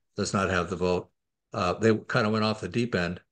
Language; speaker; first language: English; native; English